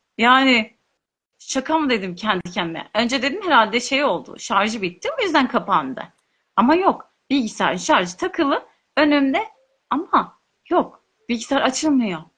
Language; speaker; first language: Turkish; non-native, local second language; Kurdish